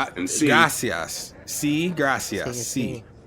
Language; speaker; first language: Spanish; non-native, learner; English